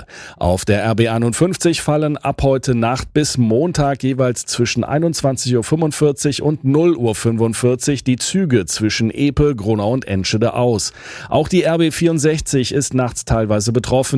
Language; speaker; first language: German; native; German